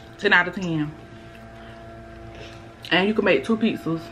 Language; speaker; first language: English; native; English